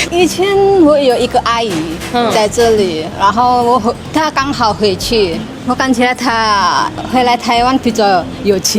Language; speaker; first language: Chinese; non-native, fluent; Indonesian